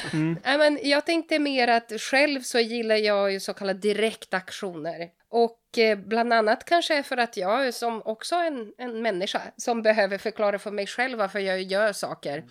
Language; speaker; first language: Swedish; non-native, fluent; Portuguese